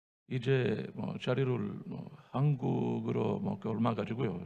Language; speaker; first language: Korean; non-native, fluent; Italian